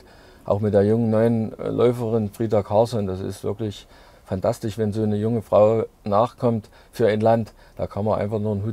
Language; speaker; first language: German; native; German